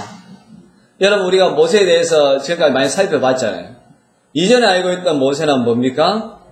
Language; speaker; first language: Korean; native; Korean